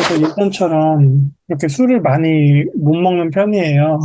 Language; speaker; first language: Korean; native; Korean